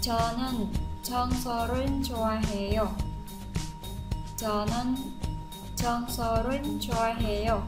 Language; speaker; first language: Korean; non-native, fluent; Vietnamese